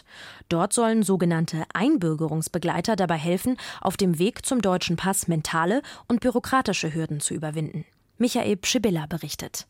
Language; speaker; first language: German; native; German